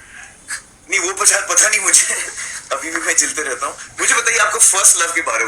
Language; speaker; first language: Hindi; native; Hindi